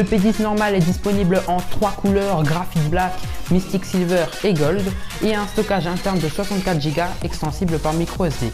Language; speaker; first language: French; native; French